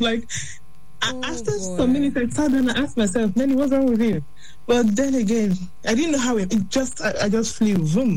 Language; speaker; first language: English; non-native, local second language; Igbo